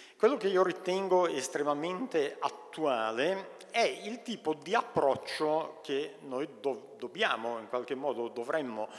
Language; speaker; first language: Italian; native; Italian